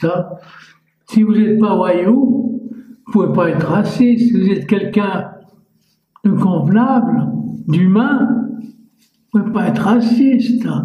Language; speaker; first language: French; native; French